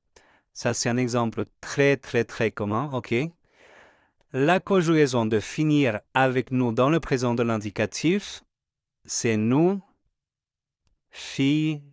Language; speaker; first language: French; non-native, fluent; Spanish